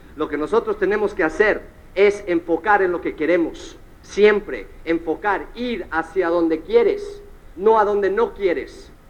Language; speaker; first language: Spanish; early bilingual, heritage; Spanish